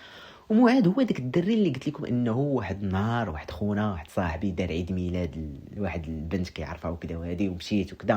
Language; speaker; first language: Arabic; native; Arabic